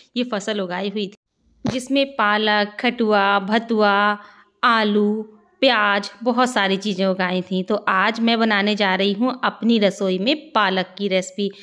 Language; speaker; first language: Hindi; native; Hindi